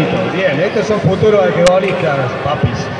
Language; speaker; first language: Spanish; native; Spanish